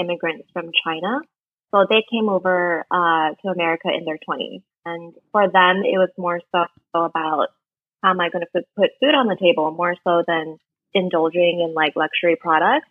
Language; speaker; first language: English; native; English